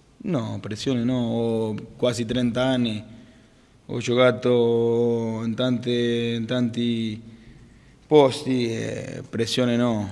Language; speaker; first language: Italian; non-native, fluent; Spanish